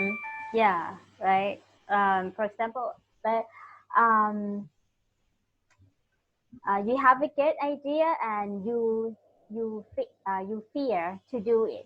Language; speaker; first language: English; non-native, learner; Thai